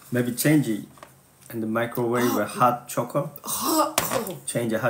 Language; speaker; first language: English; non-native, learner; Korean